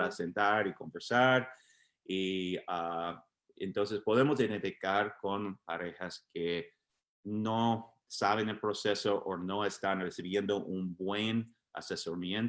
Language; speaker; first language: Spanish; non-native, fluent; English